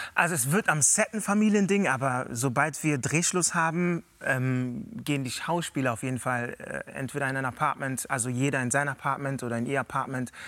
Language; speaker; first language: German; native; German